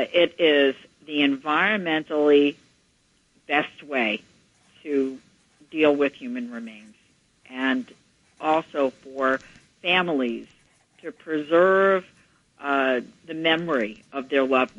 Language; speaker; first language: English; native; English